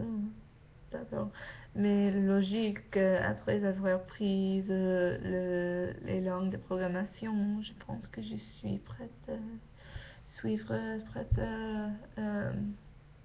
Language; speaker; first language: French; non-native, learner; English